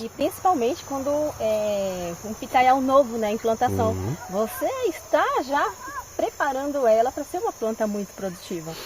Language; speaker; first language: Portuguese; native; Portuguese